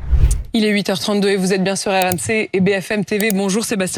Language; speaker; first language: French; native; French